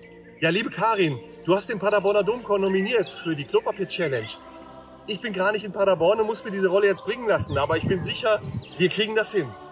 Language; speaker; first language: German; native; German